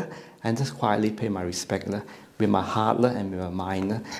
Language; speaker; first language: English; non-native, local second language; Chinese